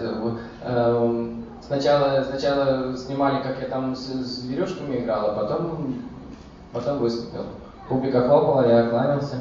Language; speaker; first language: Russian; early bilingual, heritage; Russian